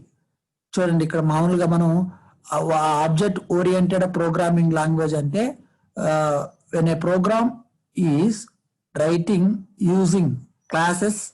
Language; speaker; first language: Telugu; native; Telugu